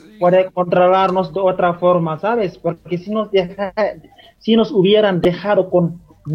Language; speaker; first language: Spanish; non-native, fluent; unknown